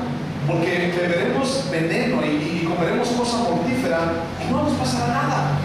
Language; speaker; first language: Spanish; native; Spanish